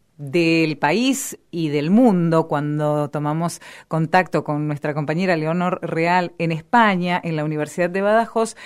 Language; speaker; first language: Spanish; native; Spanish